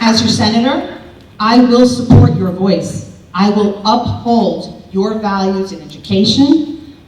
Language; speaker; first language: English; early bilingual, other home language; Spanish